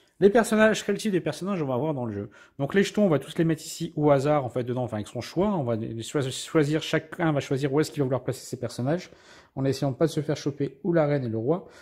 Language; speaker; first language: French; native; French